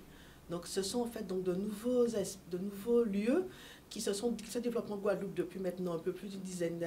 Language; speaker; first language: French; native; French